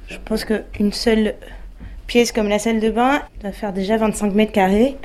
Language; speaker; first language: French; native; French